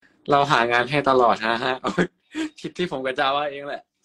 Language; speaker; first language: Thai; native; Thai